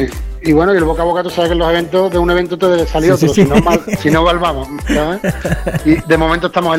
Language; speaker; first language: Spanish; native; Spanish